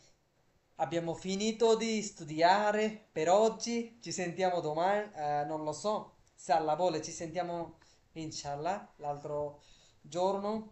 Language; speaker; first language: Italian; non-native, fluent; Bangla